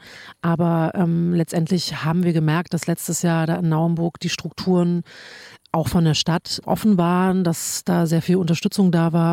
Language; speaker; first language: German; native; German